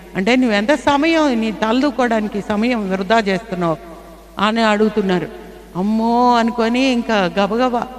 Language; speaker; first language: Telugu; non-native, fluent; Bangla